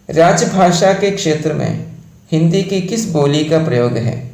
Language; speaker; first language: Hindi; non-native, local second language; Malayalam